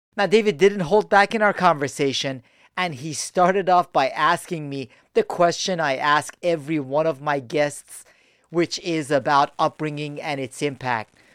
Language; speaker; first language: English; early bilingual, other home language; Persian